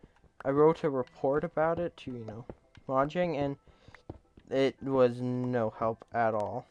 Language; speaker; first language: English; native; English